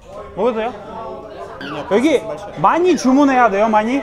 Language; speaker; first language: Korean; non-native, learner; Russian